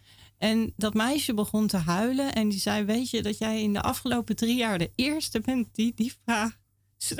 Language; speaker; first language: Dutch; native; Dutch